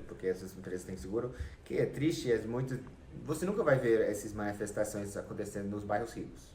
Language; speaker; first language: Portuguese; non-native, fluent; English